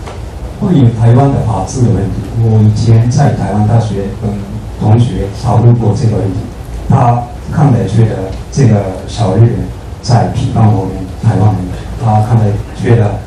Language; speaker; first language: Chinese; non-native, fluent; Japanese